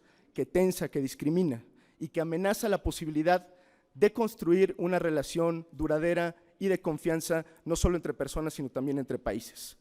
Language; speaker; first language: Spanish; native; Spanish